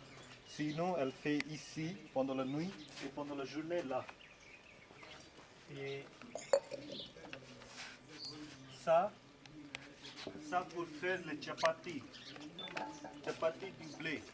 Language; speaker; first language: French; non-native, learner; Hindi